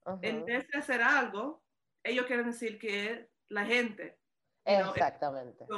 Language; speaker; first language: Spanish; early bilingual, heritage; Spanish